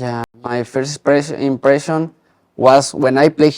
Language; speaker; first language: English; non-native, learner; Spanish